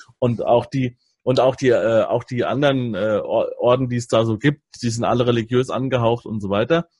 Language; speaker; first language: German; native; German